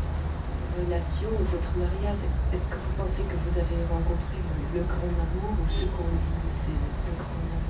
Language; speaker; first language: French; non-native, fluent; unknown